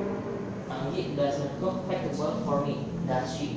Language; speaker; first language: English; non-native, fluent; Indonesian